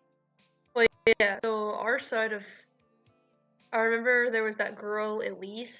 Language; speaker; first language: English; native; English